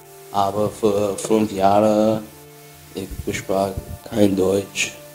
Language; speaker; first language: German; non-native, learner; English